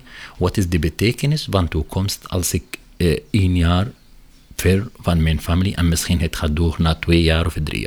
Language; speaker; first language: Dutch; non-native, learner; Arabic